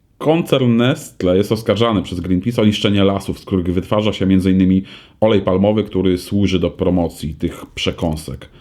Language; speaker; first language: Polish; native; Polish